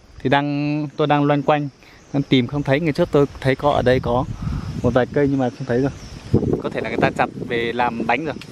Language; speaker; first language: Vietnamese; non-native, local second language; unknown